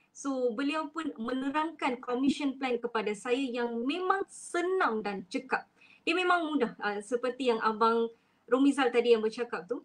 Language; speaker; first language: Malay; non-native, local second language; Tamil